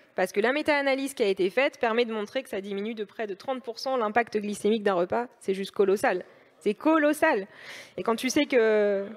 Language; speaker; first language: French; native; French